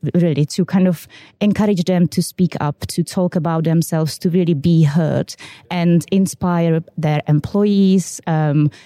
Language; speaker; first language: English; non-native, fluent; Czech